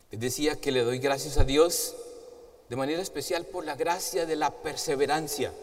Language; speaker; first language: Spanish; native; Spanish